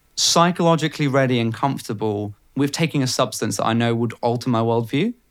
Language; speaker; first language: English; non-native, fluent; Bulgarian